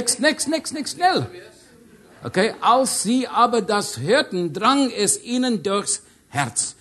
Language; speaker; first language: German; non-native, learner; English